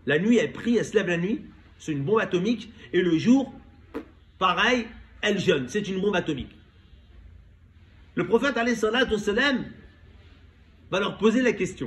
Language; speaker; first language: French; native; French